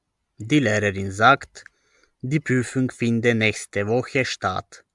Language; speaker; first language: German; non-native, fluent; Macedonian